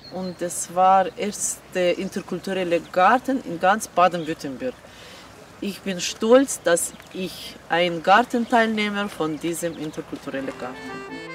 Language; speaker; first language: German; non-native, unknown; Azerbaijani